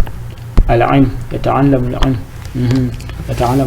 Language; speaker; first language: Arabic; non-native, fluent; French